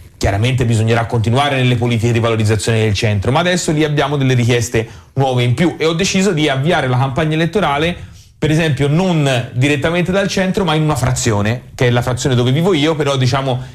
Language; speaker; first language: Italian; native; Italian